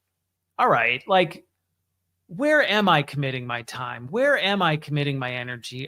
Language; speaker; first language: English; native; English